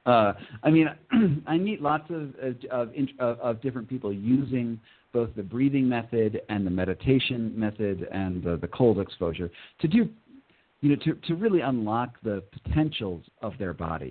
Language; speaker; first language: English; native; English